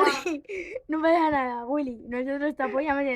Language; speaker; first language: Spanish; native; Spanish